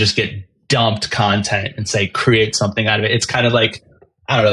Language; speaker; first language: English; native; English